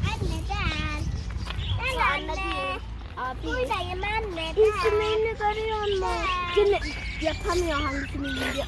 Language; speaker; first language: Turkish; early bilingual, heritage; Turkish